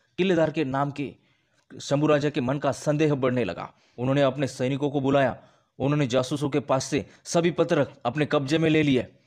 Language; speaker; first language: Hindi; non-native, local second language; Marathi